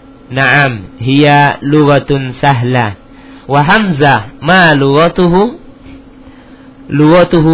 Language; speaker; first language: Arabic; non-native, fluent; Indonesian